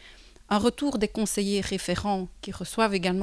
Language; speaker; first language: French; native; French